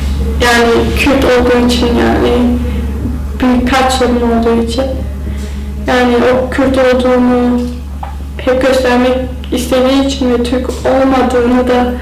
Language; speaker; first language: Turkish; early bilingual, heritage; Kurdish